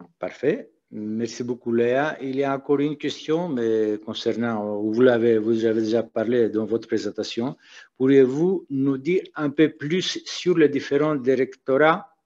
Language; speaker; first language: French; native; French